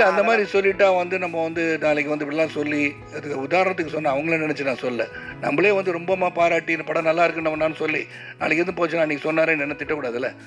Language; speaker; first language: Tamil; native; Tamil